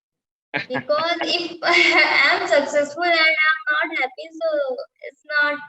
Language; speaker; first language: English; non-native, learner; Hindi